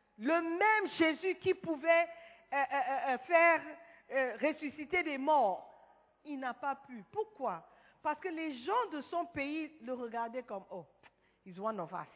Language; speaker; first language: French; non-native, fluent; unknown